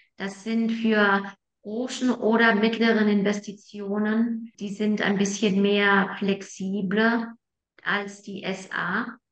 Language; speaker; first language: German; non-native, fluent; Spanish